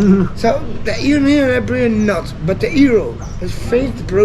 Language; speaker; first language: English; non-native, learner; Italian